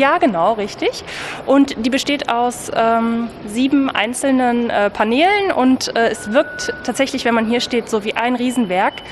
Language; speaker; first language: German; native; German